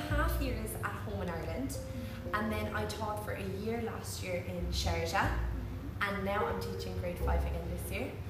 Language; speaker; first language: English; native; English